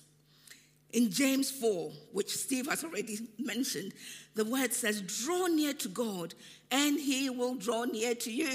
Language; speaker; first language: English; non-native, local second language; Akan